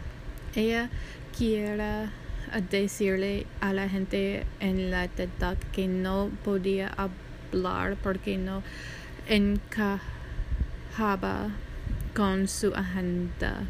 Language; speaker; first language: Spanish; non-native, learner; English